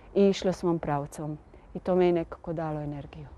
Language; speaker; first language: Serbian; non-native, fluent; Slovenian